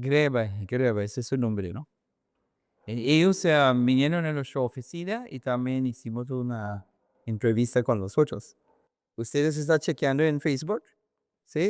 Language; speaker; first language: Spanish; non-native, learner; English